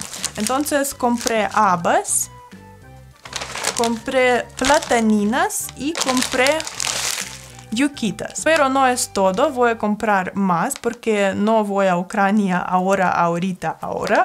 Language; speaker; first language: Spanish; non-native, fluent; Russian